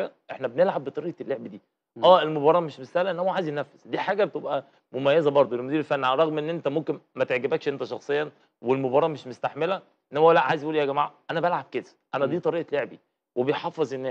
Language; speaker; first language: Arabic; native; Arabic